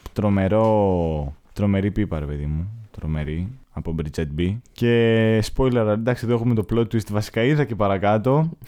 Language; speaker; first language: Greek; native; Greek